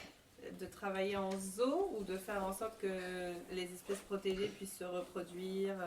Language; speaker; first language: French; native; French